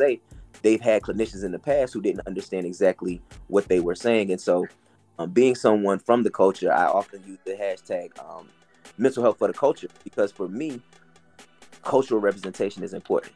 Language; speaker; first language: English; native; English